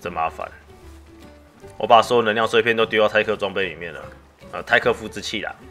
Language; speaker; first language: Chinese; native; Chinese